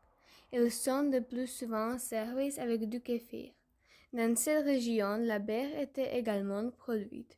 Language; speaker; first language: French; non-native, learner; Slovak